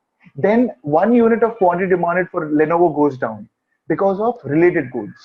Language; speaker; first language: English; non-native, local second language; Hindi